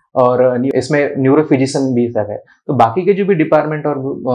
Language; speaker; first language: Hindi; non-native, local second language; Marathi